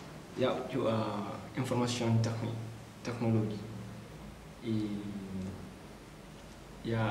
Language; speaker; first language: Russian; non-native, learner; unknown